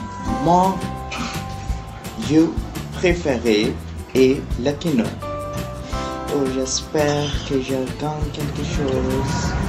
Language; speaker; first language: French; non-native, learner; English